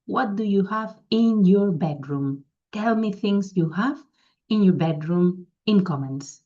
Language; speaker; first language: English; non-native, fluent; Catalan